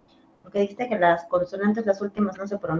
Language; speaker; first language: Spanish; native; Spanish